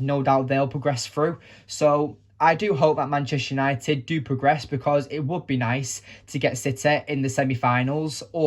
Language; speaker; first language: English; native; English